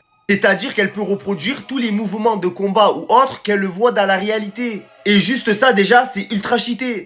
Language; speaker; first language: French; native; French